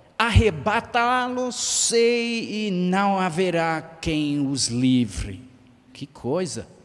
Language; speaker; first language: Portuguese; non-native, fluent; English